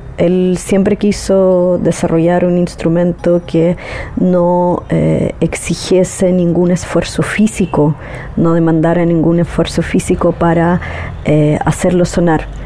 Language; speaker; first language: Spanish; native; Spanish